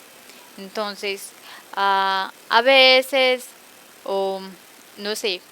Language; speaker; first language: Spanish; non-native, fluent; Portuguese